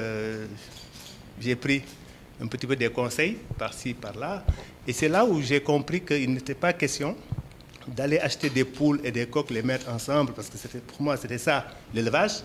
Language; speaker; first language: French; non-native, local second language; Wolof